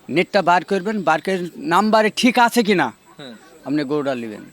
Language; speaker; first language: Bangla; native; Bangla